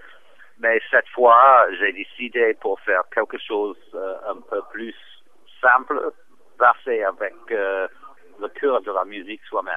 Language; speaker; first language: French; non-native, fluent; English